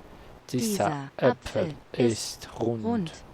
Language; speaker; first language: German; non-native, learner; Spanish